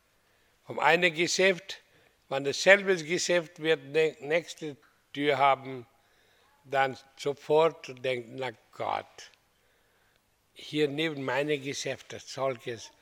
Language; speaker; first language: German; non-native, fluent; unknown